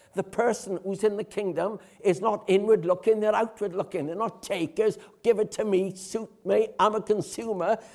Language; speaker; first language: English; native; English